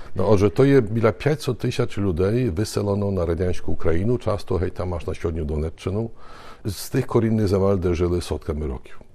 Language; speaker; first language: Ukrainian; early bilingual, heritage; Ukrainian